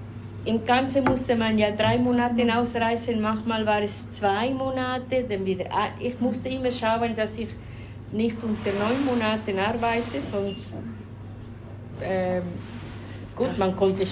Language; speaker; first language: German; non-native, fluent; Spanish